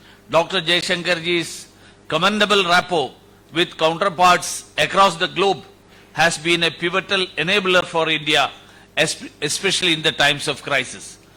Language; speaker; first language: English; non-native, local second language; Malayalam